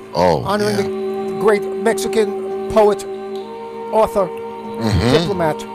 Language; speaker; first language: English; native; English